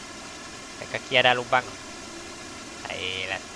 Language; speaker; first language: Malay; non-native, local second language; Chinese